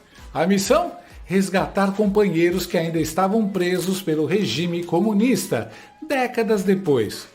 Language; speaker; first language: Portuguese; native; Portuguese